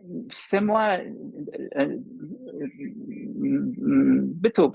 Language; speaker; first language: Indonesian; non-native, learner; English